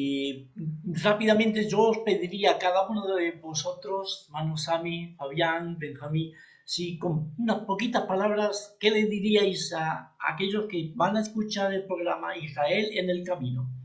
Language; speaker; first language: Spanish; native; Spanish